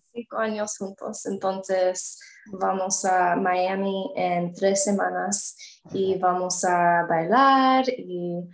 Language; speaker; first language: Spanish; non-native, learner; English